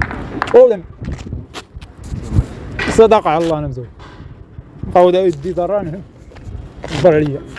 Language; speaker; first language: Arabic; native; Arabic